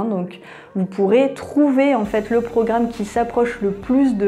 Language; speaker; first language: French; native; French